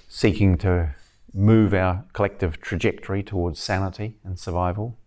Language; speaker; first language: English; native; English